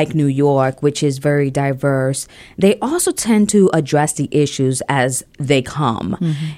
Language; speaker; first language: English; native; English